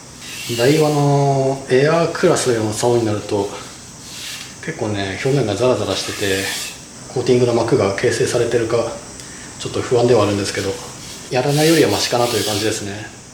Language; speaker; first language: Japanese; native; Japanese